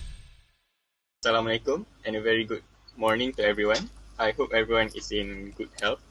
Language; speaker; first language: English; non-native, local second language; Malay